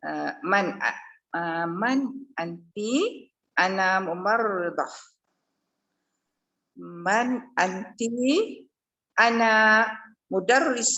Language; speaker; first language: Arabic; non-native, learner; Malay